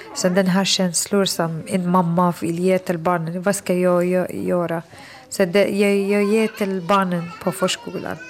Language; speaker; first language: Swedish; non-native, fluent; Arabic